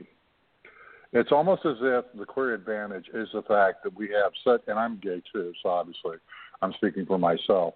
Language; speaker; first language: English; native; English